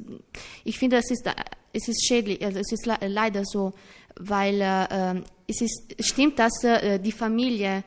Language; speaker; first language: German; non-native, learner; Italian